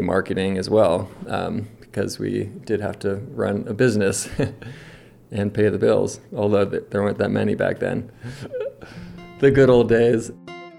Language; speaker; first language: English; native; English